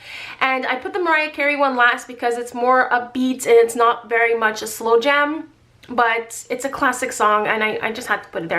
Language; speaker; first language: English; native; English